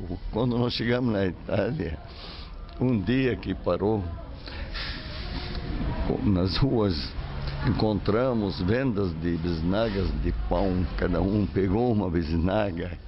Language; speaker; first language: Portuguese; non-native, fluent; Arabic